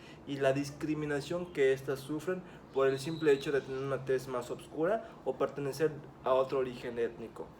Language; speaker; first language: Spanish; native; Spanish